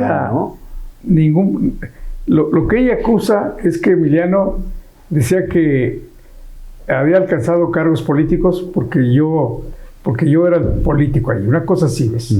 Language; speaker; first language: Spanish; native; Spanish